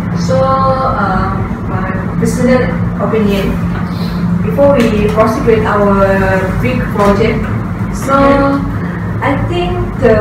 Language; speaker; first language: English; non-native, local second language; Malay